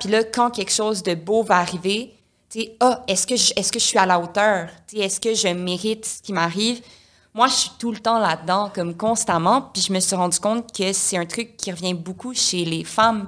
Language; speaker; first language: French; native; French